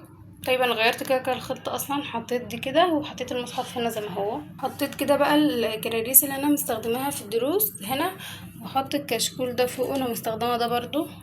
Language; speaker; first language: Arabic; native; Arabic